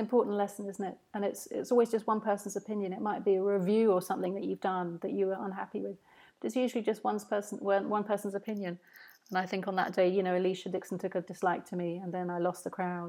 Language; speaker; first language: English; native; English